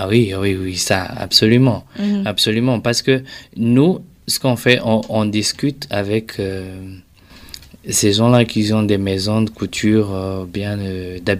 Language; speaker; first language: French; non-native, local second language; Rundi